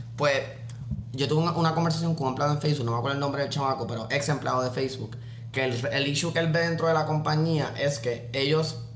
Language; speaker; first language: Spanish; native; Spanish